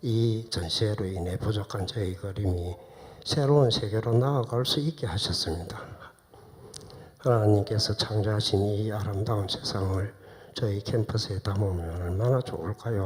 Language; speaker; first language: Korean; native; Korean